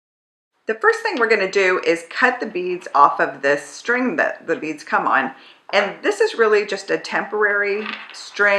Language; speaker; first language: English; native; English